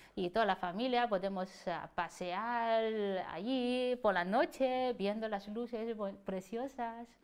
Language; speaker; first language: Spanish; non-native, learner; Chinese